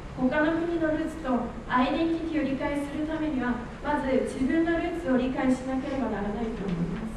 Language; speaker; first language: Japanese; non-native, fluent; Korean